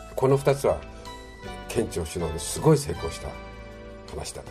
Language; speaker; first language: Japanese; native; Japanese